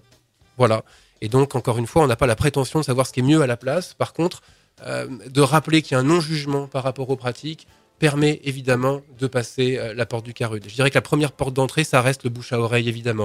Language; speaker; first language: French; native; French